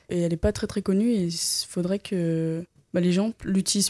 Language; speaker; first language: French; native; French